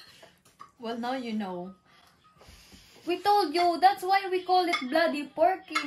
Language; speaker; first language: English; non-native, local second language; Filipino